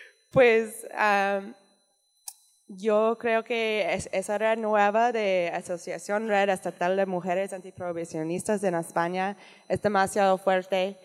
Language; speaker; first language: Spanish; non-native, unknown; English